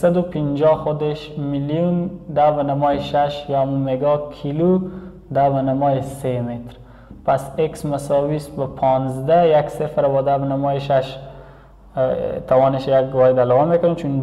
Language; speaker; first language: Persian; native; Persian